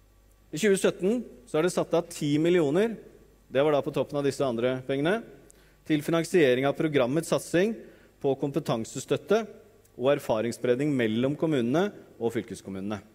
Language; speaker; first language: Norwegian; native; Norwegian